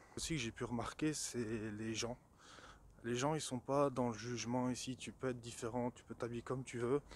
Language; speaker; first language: French; native; French